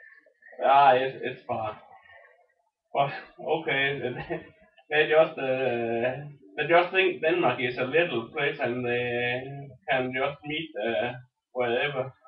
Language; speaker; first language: English; non-native, learner; Danish